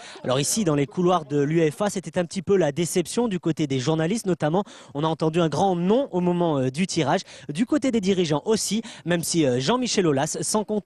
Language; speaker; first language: French; native; French